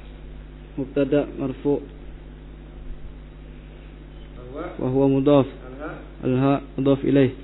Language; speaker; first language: Arabic; non-native, learner; Indonesian